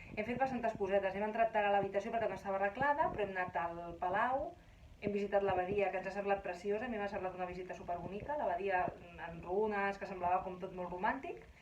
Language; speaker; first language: Catalan; non-native, local second language; Spanish